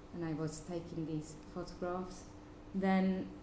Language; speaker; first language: English; non-native, fluent; Japanese